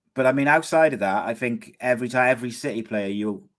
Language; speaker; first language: English; native; English